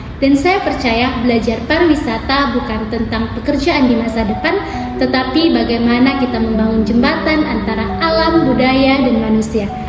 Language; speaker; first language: Indonesian; early bilingual, heritage; Indonesian